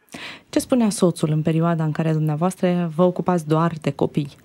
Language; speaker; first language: Romanian; native; Romanian